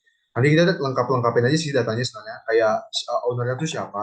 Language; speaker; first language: Indonesian; native; Indonesian